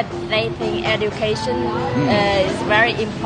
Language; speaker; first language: English; non-native, learner; Vietnamese